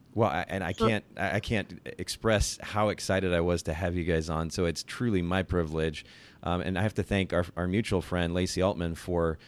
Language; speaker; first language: English; non-native, fluent; Russian